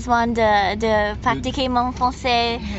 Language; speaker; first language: French; non-native, learner; English